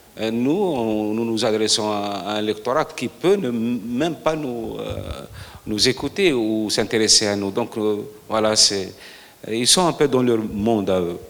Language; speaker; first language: French; non-native, local second language; Arabic